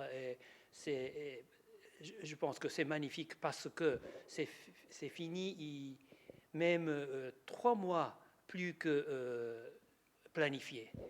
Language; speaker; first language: French; non-native, learner; Japanese